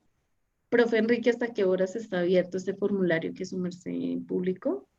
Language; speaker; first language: Spanish; native; Spanish